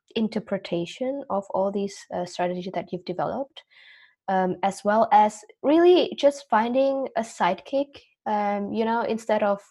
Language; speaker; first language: English; non-native, fluent; Indonesian